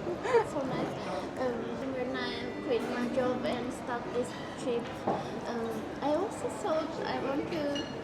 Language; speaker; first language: English; non-native, learner; Japanese